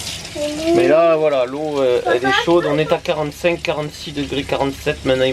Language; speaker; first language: French; native; French